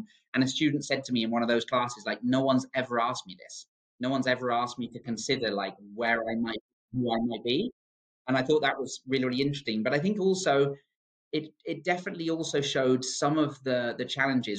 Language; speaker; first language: English; native; English